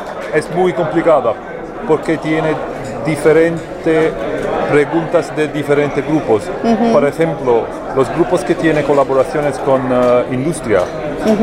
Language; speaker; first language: Spanish; non-native, learner; Italian